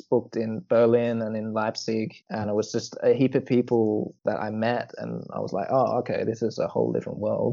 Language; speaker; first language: English; native; English